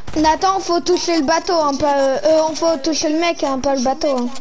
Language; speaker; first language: French; native; French